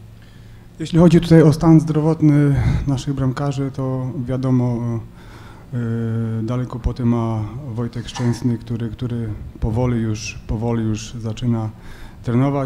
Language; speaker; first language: Polish; native; Polish